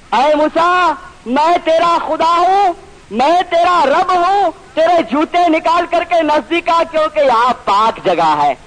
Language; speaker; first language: Urdu; non-native, local second language; Gujarati